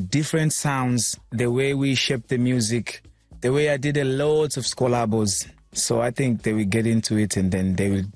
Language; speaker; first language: English; non-native, local second language; Swahili